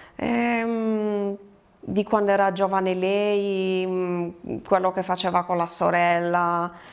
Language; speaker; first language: Italian; native; Italian